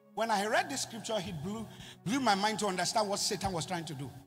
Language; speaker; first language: English; non-native, local second language; Yoruba